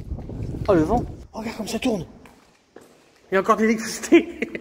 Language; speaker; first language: French; native; French